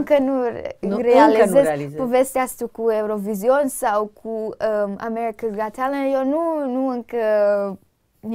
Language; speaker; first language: Romanian; early bilingual, heritage; Romanian